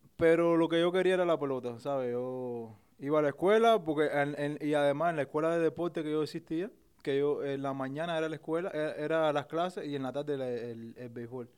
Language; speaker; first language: Spanish; native; Spanish